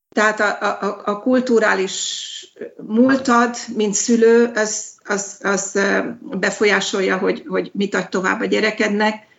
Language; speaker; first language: Hungarian; native; Hungarian